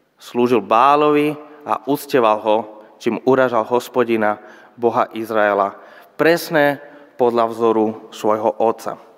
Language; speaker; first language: Slovak; non-native, fluent; Spanish